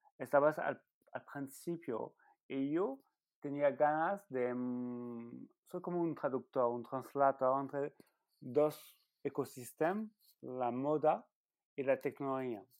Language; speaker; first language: Spanish; non-native, learner; French